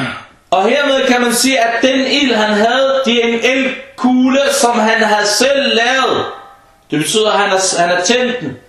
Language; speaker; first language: Danish; non-native, fluent; Arabic